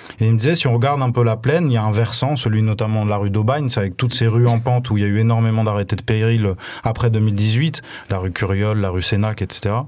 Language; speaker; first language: French; native; French